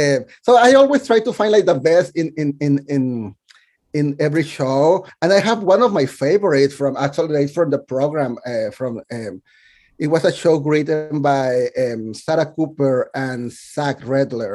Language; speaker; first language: English; non-native, fluent; Spanish